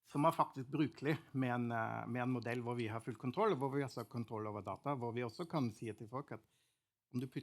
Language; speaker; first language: Norwegian; non-native, fluent; German